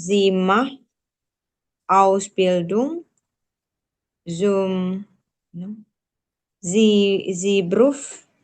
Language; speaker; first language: German; non-native, learner; Indonesian